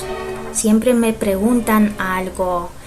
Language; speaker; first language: Spanish; non-native, fluent; Russian